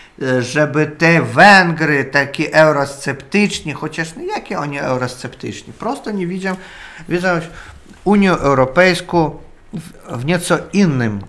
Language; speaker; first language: Polish; non-native, learner; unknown